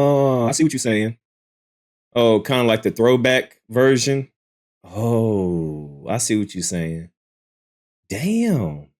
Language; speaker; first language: English; native; English